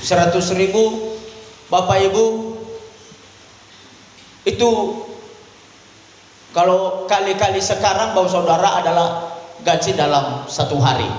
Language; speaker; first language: Indonesian; native; Indonesian